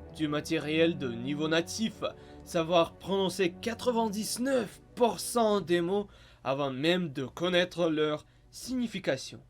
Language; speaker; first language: French; non-native, fluent; Russian